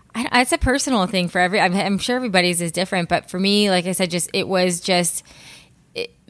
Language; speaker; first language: English; native; English